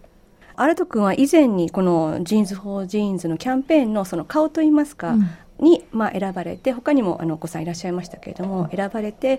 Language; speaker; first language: Japanese; native; Japanese